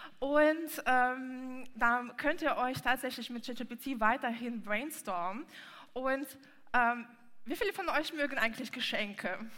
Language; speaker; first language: German; non-native, fluent; Russian